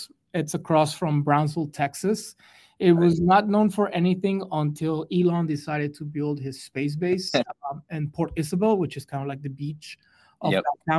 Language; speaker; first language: English; non-native, fluent; Spanish